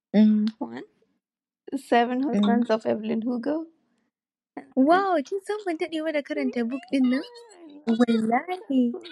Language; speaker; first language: English; non-native, local second language; Hausa